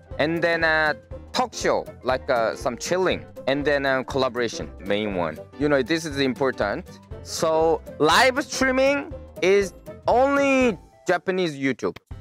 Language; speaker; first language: English; non-native, learner; Korean